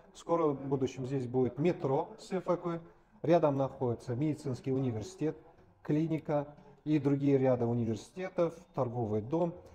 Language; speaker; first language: Russian; non-native, local second language; Kazakh